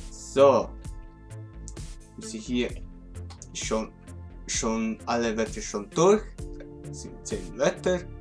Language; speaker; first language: German; non-native, local second language; Swiss German